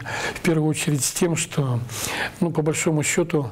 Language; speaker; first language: Russian; native; Russian